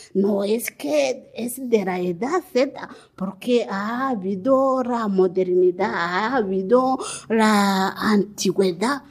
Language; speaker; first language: Spanish; non-native, learner; Kinyarwanda